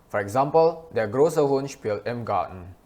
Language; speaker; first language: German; non-native, fluent; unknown